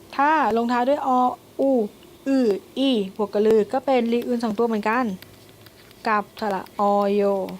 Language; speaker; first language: Thai; native; Thai